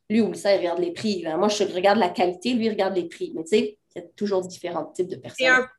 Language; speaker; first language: French; native; French